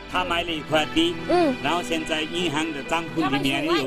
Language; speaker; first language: Chinese; non-native, learner; Nepali